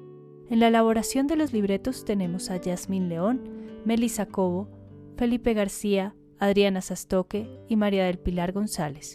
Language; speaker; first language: Spanish; native; Spanish